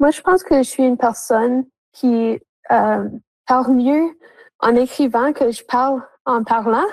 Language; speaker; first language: French; non-native, local second language; English